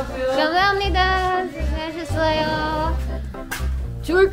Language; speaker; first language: Korean; non-native, learner; Filipino